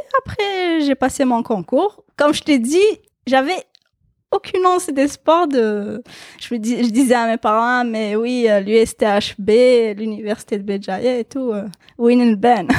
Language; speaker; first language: French; non-native, local second language; Kabyle